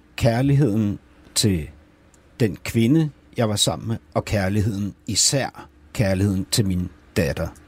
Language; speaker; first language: Danish; native; Danish